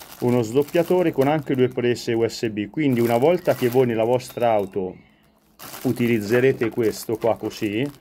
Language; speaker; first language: Italian; native; Italian